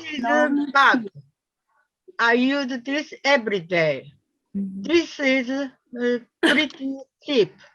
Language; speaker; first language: English; non-native, learner; Japanese